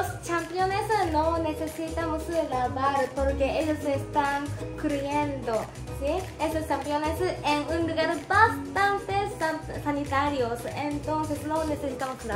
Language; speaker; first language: Spanish; non-native, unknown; Japanese